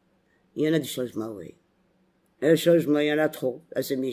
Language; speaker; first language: French; non-native, local second language; Arabic